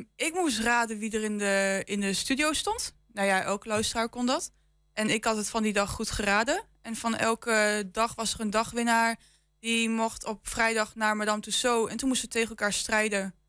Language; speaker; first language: Dutch; native; Dutch